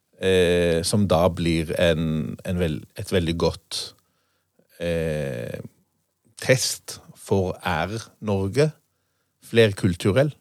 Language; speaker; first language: Norwegian; non-native, fluent; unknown